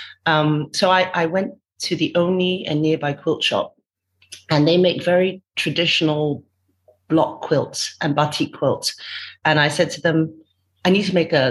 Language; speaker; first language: English; non-native, local second language; Cantonese